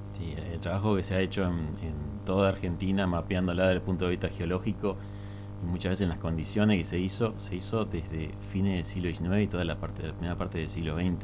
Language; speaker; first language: Spanish; native; Spanish